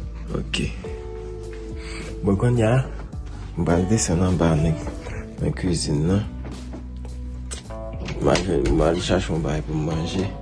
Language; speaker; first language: French; non-native, learner; Haitian Creole